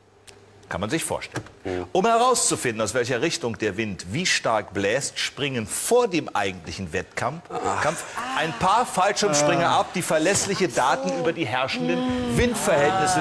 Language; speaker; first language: German; native; German